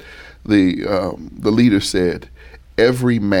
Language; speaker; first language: English; native; English